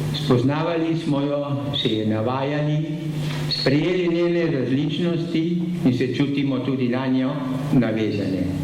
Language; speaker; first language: Slovenian; early bilingual, heritage; Slovenian